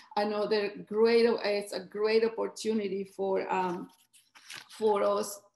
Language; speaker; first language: English; non-native, fluent; Spanish